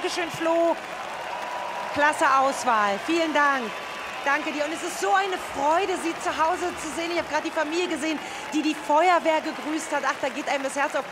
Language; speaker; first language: German; native; German